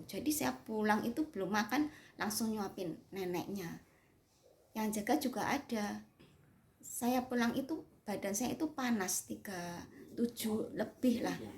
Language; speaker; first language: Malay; non-native, local second language; Javanese